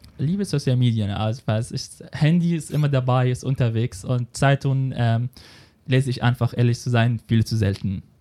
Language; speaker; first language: German; non-native, fluent; Arabic